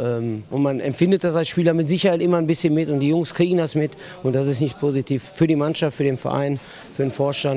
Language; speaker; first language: German; native; German